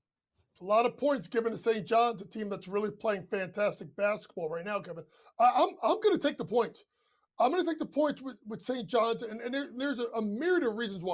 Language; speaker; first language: English; native; English